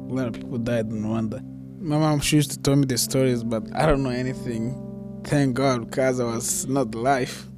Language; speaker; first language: English; non-native, local second language; Kinyarwanda